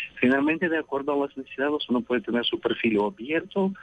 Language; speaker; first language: Spanish; non-native, fluent; Russian